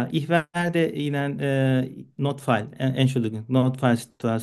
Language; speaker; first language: German; non-native, learner; Turkish